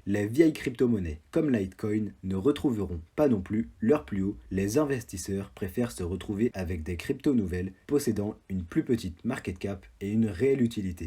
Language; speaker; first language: French; native; French